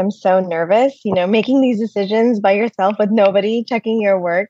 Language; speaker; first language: English; native; English